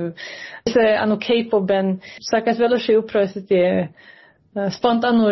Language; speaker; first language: Georgian; early bilingual, heritage; Georgian